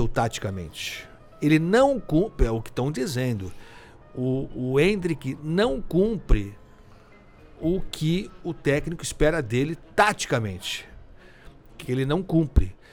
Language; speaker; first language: Portuguese; native; Portuguese